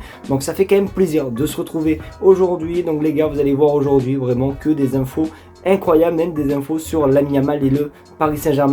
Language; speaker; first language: French; native; French